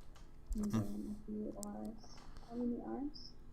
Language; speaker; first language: English; non-native, learner; Filipino